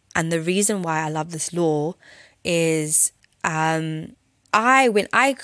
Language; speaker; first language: English; native; English